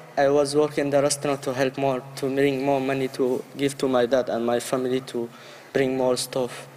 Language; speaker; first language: English; early bilingual, other home language; Arabic